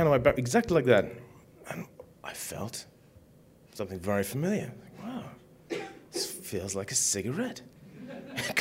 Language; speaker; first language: English; native; English